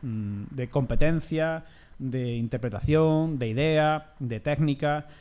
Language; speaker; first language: Spanish; native; Spanish